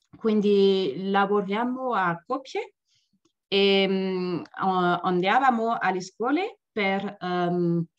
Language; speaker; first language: Italian; non-native, learner; French